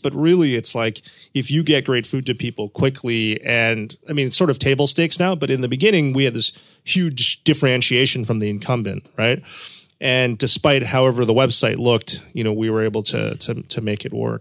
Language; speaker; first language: English; native; English